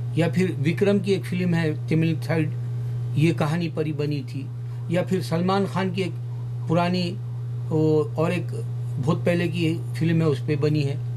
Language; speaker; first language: Urdu; native; Urdu